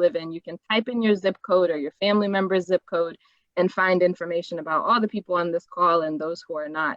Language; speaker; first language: English; native; English